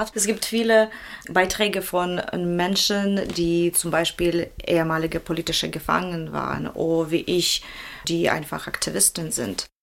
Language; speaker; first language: German; non-native, fluent; Russian